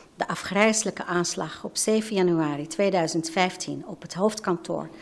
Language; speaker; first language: Dutch; non-native, fluent; Arabic